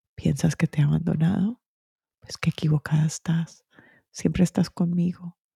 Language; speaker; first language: Spanish; early bilingual, other home language; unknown